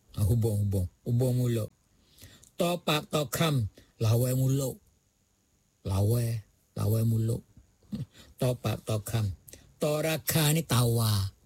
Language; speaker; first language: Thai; non-native, local second language; Malay